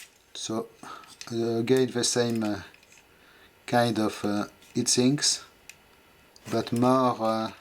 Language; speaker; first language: English; non-native, fluent; French